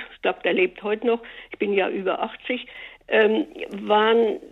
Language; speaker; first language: German; native; German